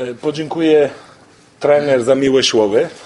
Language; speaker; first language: Polish; non-native, learner; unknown